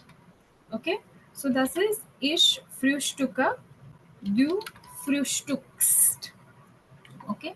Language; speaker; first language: German; non-native, fluent; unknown